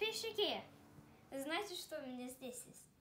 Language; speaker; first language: Russian; early bilingual, heritage; Russian